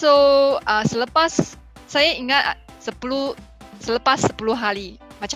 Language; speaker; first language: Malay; non-native, local second language; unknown